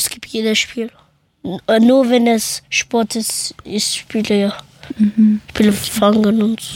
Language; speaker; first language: German; early bilingual, other home language; Persian